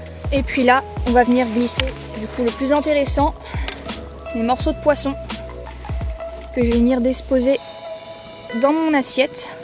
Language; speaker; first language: French; native; French